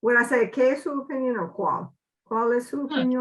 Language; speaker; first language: Spanish; non-native, learner; English